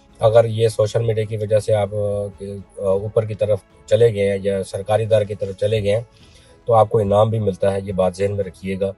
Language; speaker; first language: Urdu; non-native, local second language; Punjabi